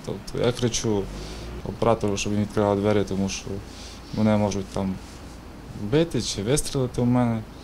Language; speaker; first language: Ukrainian; native; Ukrainian